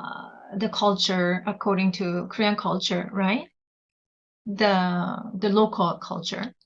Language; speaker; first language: English; non-native, learner; Korean